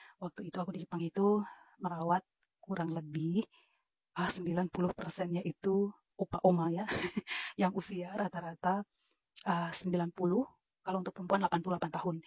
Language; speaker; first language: Indonesian; native; Indonesian